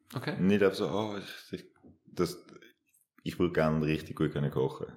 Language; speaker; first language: German; native; German